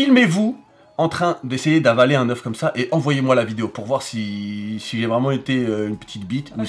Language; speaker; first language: French; native; French